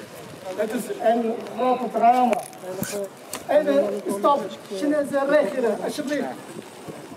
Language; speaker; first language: Dutch; non-native, learner; Mongolian